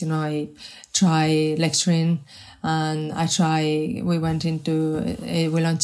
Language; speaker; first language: English; non-native, fluent; Spanish